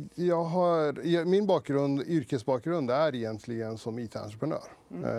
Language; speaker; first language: Swedish; early bilingual, other home language; Persian